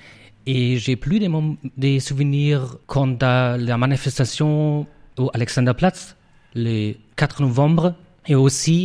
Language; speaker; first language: French; non-native, fluent; German